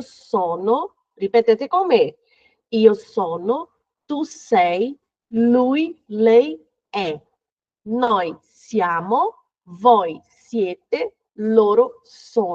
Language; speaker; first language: Italian; non-native, fluent; Portuguese